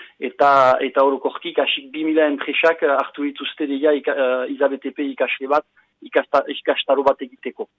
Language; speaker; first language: Basque; non-native, local second language; French